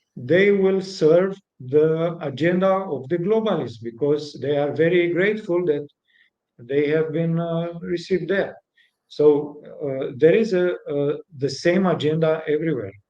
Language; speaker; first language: English; non-native, fluent; Romanian